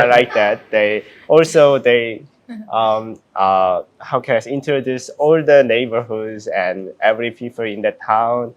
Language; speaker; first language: English; non-native, learner; Korean